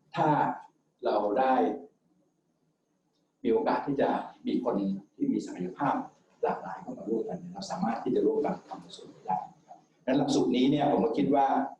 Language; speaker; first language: Thai; native; Thai